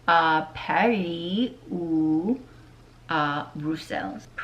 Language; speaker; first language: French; non-native, learner; English